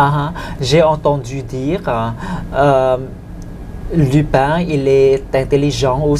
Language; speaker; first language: French; non-native, fluent; Thai